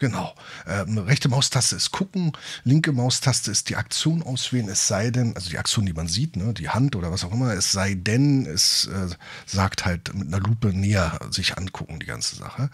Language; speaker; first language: German; native; German